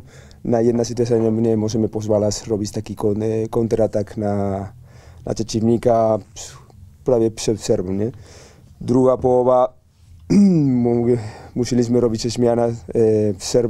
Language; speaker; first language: Polish; non-native, learner; Spanish